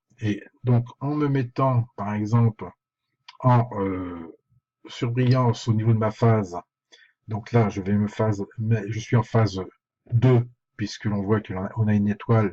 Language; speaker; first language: French; native; French